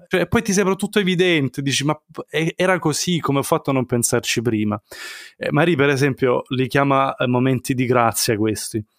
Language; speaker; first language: Italian; native; Italian